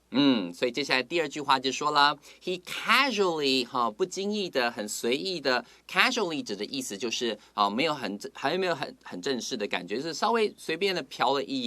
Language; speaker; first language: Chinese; native; Chinese